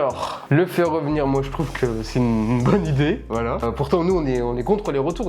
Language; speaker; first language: French; native; French